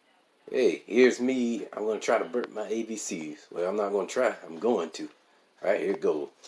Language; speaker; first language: English; native; English